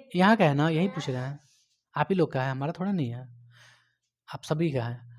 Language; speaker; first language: Hindi; native; Hindi